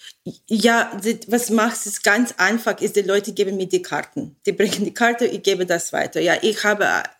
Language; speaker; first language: German; non-native, learner; English